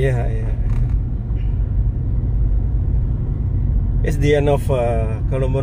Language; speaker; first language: English; non-native, learner; Indonesian